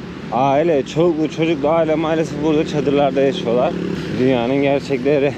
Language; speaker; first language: Turkish; native; Turkish